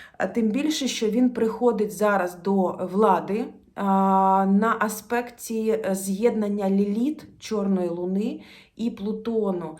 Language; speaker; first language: Ukrainian; non-native, local second language; Russian